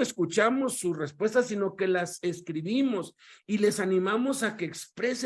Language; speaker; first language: Spanish; native; Spanish